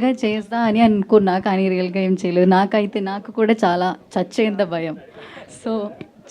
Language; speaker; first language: Telugu; non-native, learner; Malayalam